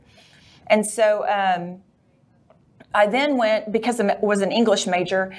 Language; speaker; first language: English; native; English